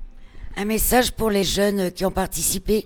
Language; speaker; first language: French; native; French